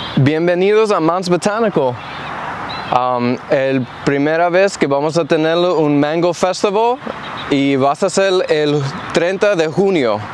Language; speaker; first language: Spanish; early bilingual, heritage; English